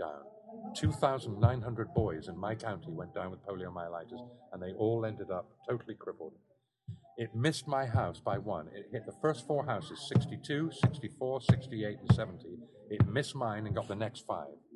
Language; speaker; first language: English; native; English